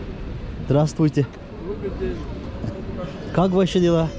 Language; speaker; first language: Russian; non-native, learner; Turkish